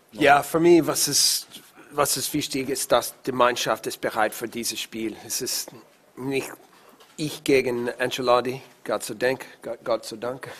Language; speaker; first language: German; non-native, learner; English